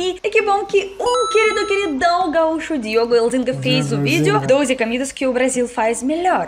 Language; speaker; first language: Portuguese; non-native, learner; Russian